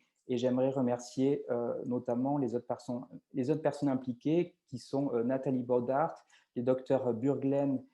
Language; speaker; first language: French; native; French